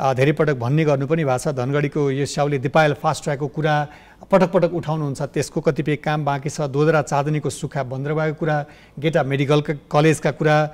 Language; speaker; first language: Nepali; native; Nepali